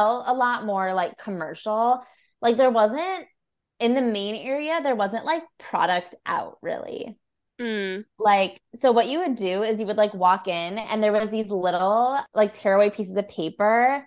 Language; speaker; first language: English; native; English